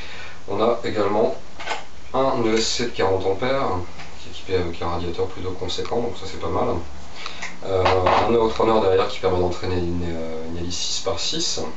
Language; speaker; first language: French; native; French